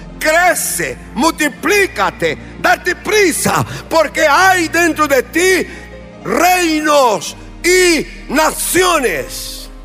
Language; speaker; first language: Spanish; non-native, fluent; Portuguese